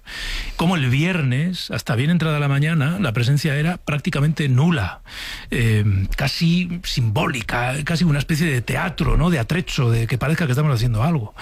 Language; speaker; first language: Spanish; native; Spanish